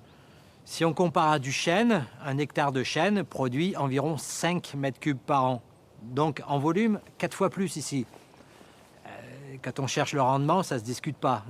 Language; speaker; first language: French; native; French